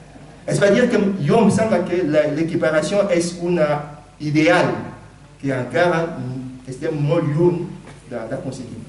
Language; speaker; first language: Catalan; non-native, fluent; Lingala